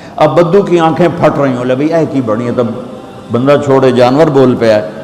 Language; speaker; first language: Urdu; non-native, local second language; Punjabi